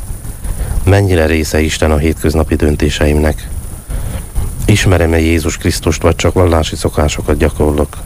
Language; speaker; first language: Hungarian; native; Hungarian